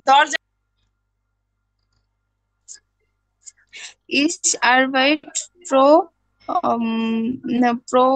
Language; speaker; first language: German; non-native, learner; Bangla